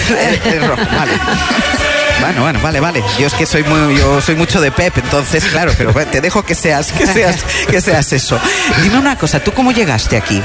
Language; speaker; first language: Spanish; native; Spanish